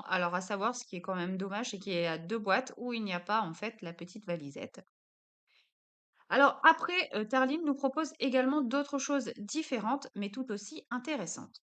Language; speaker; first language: French; native; French